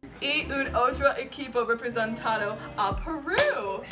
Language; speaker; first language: Spanish; non-native, learner; English